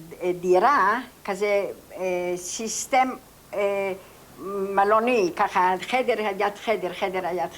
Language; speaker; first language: Hebrew; non-native, fluent; Polish